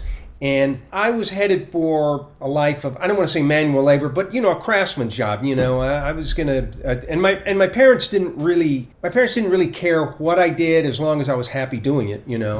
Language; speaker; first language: English; native; English